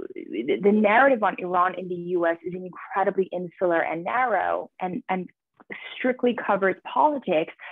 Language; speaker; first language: English; early bilingual, other home language; Persian